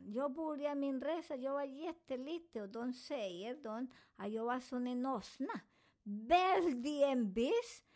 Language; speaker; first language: Swedish; non-native, learner; Spanish